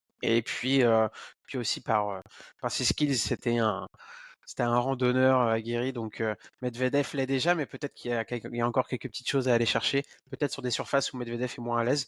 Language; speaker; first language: French; native; French